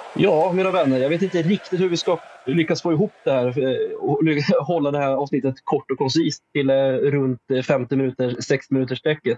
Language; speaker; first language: Swedish; native; Swedish